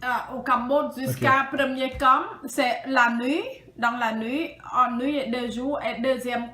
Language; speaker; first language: French; non-native, learner; Khmer